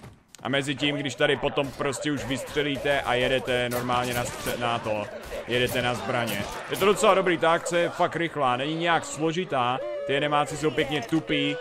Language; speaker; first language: Czech; native; Czech